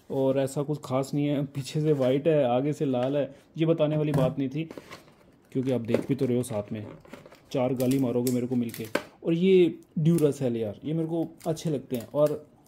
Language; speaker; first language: Hindi; non-native, local second language; Punjabi